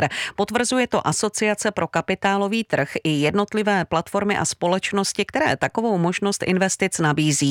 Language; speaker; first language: Czech; native; Czech